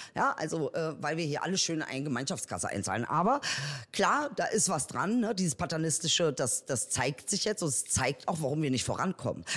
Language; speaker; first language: German; native; German